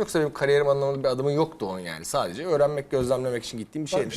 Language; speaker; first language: Turkish; native; Turkish